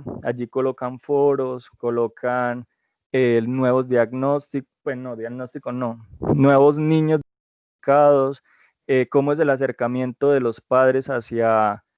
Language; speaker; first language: Spanish; native; Spanish